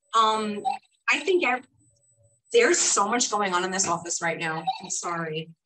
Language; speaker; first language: English; native; English